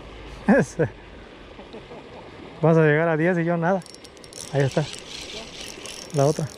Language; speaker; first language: Spanish; native; Spanish